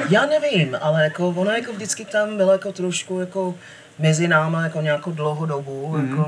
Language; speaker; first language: Czech; non-native, fluent; English